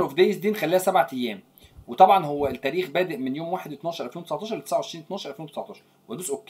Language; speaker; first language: Arabic; native; Arabic